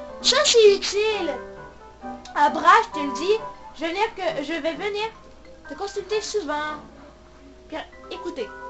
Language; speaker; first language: French; native; French